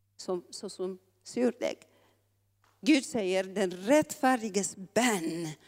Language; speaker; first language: Swedish; non-native, fluent; Tigrinya